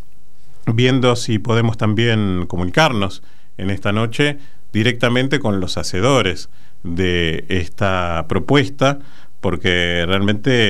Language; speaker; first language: Spanish; native; Spanish